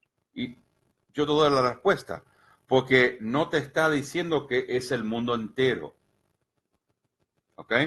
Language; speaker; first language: Spanish; early bilingual, heritage; Spanish